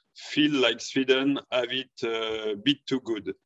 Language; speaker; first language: English; non-native, fluent; French